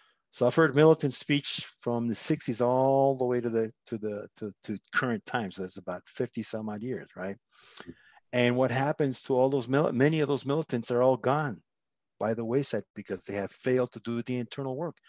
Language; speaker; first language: English; non-native, fluent; Spanish